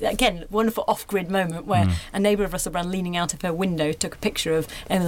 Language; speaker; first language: English; native; English